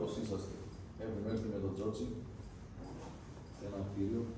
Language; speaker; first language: Greek; early bilingual, other home language; Albanian